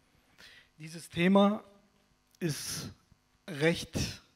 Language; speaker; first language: German; non-native, fluent; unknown